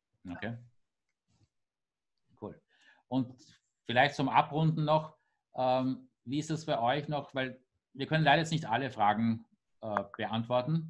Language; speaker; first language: German; native; German